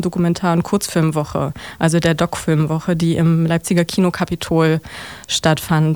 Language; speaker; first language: German; native; German